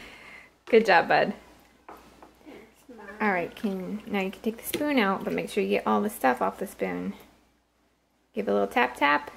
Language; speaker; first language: English; native; English